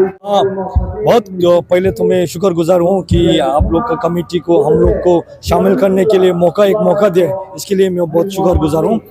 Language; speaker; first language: Hindi; non-native, fluent; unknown